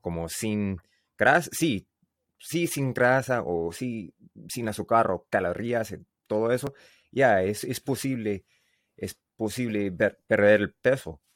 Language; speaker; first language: Spanish; non-native, learner; English